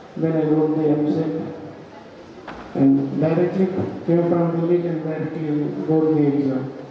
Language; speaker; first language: English; non-native, local second language; Telugu